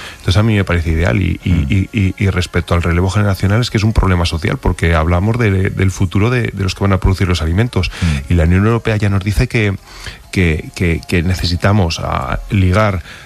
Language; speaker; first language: Spanish; native; Spanish